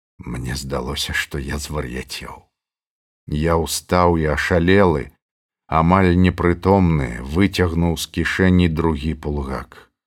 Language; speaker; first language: Belarusian; native; Belarusian